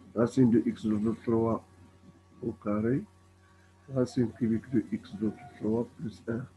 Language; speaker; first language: French; non-native, local second language; Arabic